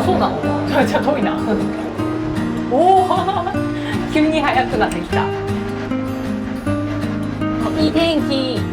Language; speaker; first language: Japanese; non-native, fluent; Chinese